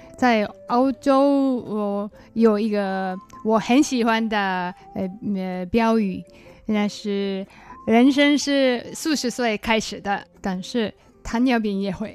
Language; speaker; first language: Chinese; non-native, learner; Japanese